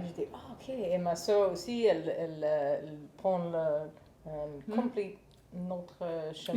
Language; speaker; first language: French; non-native, learner; English